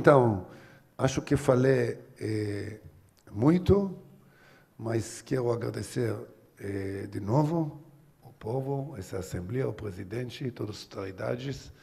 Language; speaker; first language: Portuguese; non-native, learner; Hebrew